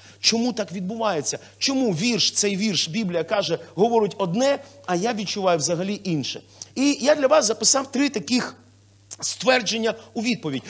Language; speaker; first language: Ukrainian; non-native, local second language; Russian